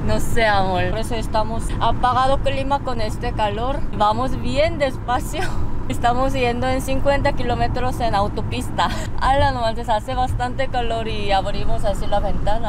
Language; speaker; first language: Spanish; non-native, fluent; Korean